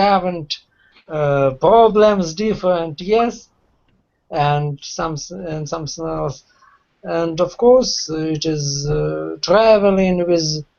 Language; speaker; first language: English; non-native, learner; Russian